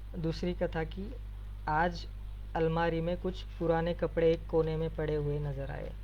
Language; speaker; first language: Hindi; non-native, local second language; Marathi